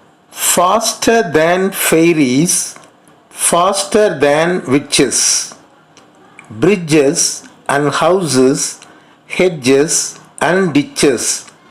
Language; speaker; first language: English; non-native, local second language; Tamil